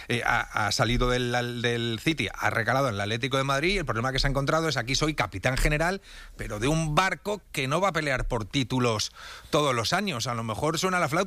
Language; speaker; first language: Spanish; native; Spanish